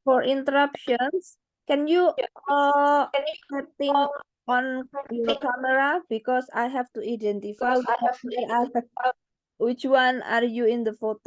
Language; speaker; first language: English; non-native, learner; Indonesian